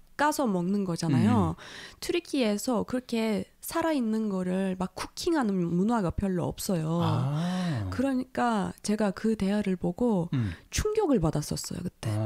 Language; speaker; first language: Korean; non-native, fluent; Turkish